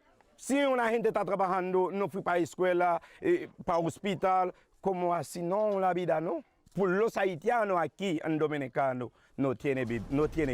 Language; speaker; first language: Spanish; non-native, learner; Haitian Creole